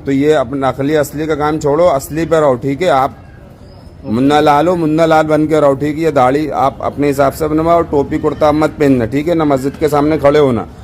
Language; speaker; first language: Hindi; native; Hindi